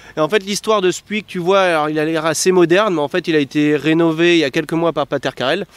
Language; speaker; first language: French; native; French